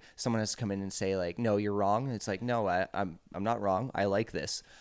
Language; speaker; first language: English; native; English